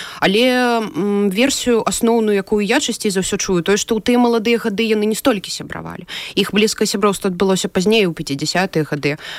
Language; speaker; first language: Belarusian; native; Belarusian